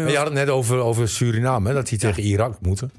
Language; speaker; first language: Dutch; native; Dutch